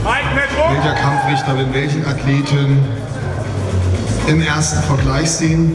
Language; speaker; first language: German; native; German